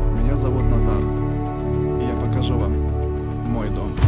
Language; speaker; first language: Russian; non-native, local second language; Ukrainian